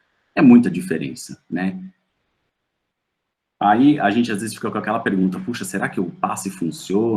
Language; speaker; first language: Portuguese; native; Portuguese